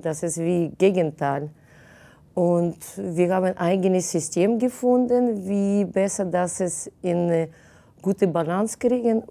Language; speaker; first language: German; non-native, fluent; Russian